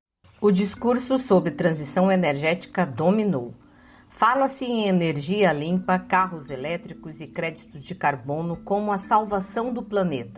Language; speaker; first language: Portuguese; native; Portuguese